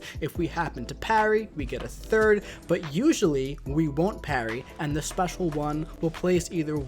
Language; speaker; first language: English; native; English